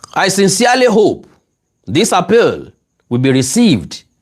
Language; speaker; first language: English; non-native, local second language; Yoruba